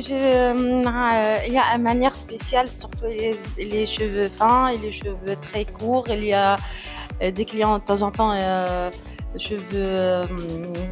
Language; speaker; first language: French; non-native, learner; Arabic